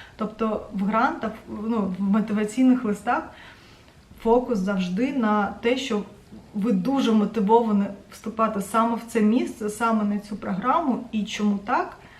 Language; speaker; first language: Ukrainian; non-native, local second language; Russian